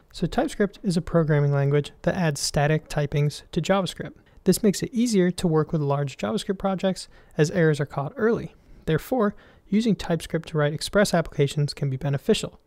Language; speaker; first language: English; native; English